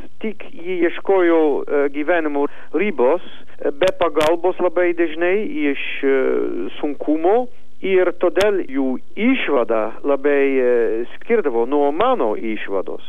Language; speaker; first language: Lithuanian; non-native, learner; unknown